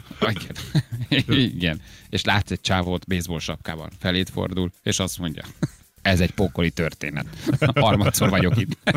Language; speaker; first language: Hungarian; native; Hungarian